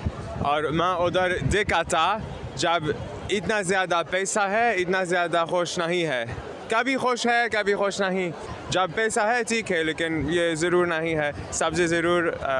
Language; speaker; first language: Hindi; non-native, learner; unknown